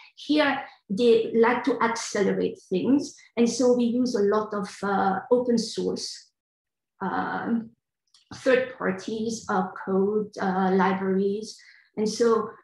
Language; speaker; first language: English; non-native, fluent; French